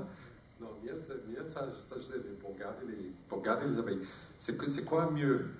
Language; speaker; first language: French; non-native, learner; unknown